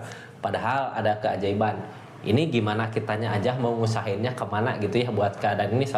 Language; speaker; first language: Indonesian; native; Indonesian